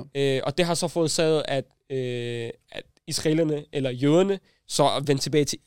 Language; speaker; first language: Danish; native; Danish